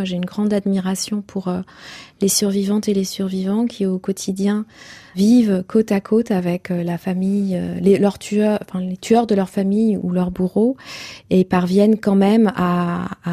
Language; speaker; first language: French; non-native, local second language; Kinyarwanda